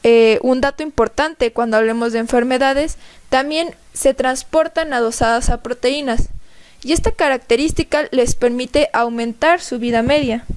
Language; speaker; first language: Spanish; native; Spanish